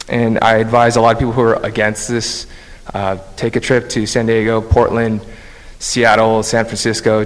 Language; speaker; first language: English; native; English